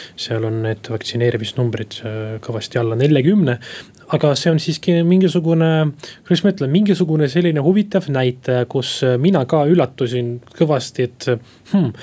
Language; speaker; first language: Estonian; non-native, local second language; Russian